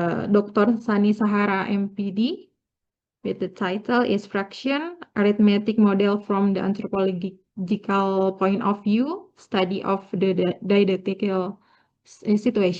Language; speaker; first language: English; non-native, learner; Indonesian